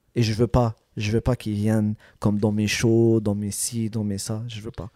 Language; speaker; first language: French; early bilingual, other home language; Arabic